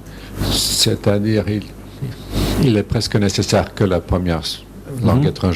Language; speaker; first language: French; non-native, fluent; Serbian